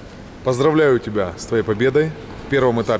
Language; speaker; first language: Russian; native; Russian